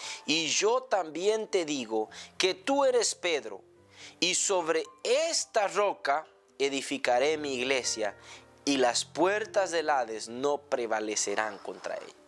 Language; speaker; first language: Spanish; native; Spanish